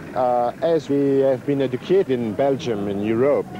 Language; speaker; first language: English; non-native, fluent; French